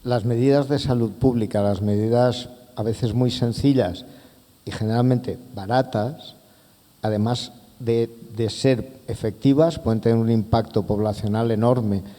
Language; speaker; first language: Spanish; non-native, local second language; Catalan